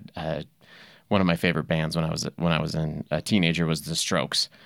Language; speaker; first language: English; native; English